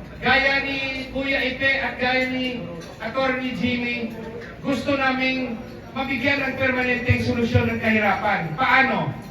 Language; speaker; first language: Filipino; non-native, local second language; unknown